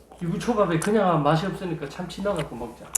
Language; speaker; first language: Korean; native; Korean